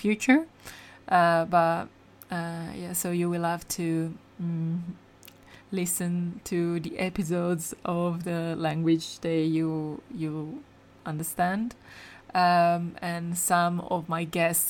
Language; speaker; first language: English; non-native, fluent; Italian